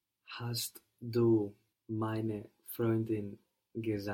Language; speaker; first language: German; non-native, learner; English